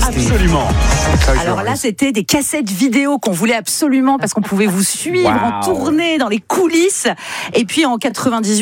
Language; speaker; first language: French; native; French